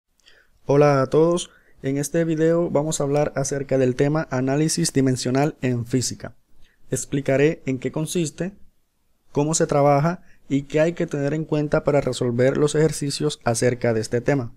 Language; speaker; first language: Spanish; native; Spanish